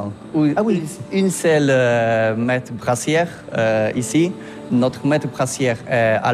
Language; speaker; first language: French; non-native, learner; Polish